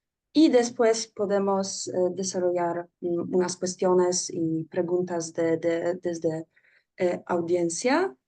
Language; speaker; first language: Spanish; non-native, learner; Polish